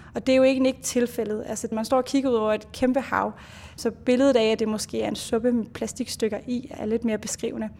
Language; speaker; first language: Danish; native; Danish